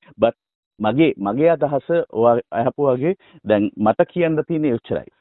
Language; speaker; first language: Sinhala; non-native, local second language; Tamil